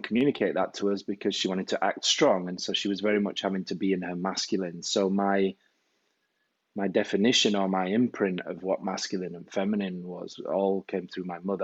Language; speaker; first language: English; native; English